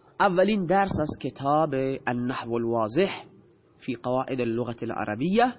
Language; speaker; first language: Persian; non-native, local second language; Baluchi